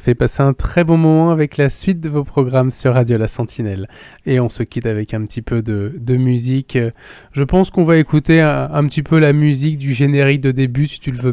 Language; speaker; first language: French; native; French